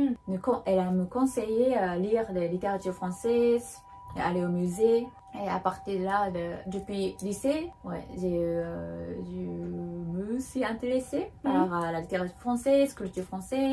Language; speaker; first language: French; non-native, learner; Japanese